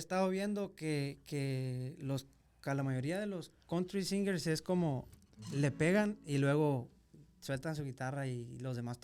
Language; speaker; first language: Spanish; native; Spanish